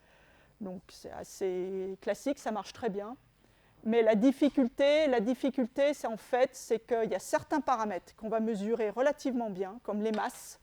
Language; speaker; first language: French; native; French